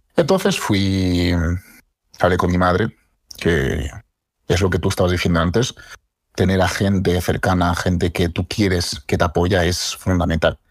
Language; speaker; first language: Spanish; native; Spanish